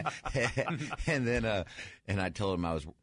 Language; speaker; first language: English; native; English